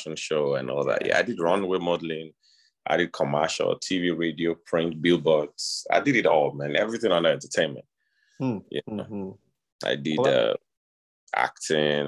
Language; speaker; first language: English; non-native, local second language; Yoruba